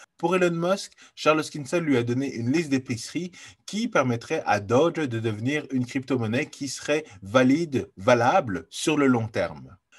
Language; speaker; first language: French; native; French